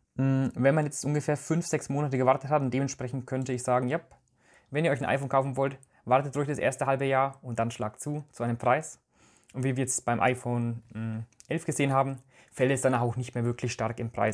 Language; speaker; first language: German; native; German